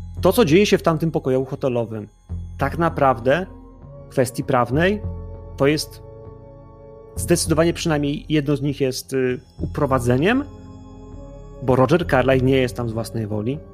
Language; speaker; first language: Polish; native; Polish